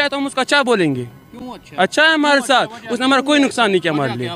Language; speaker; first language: Hindi; non-native, fluent; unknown